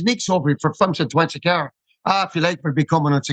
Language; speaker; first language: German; non-native, fluent; English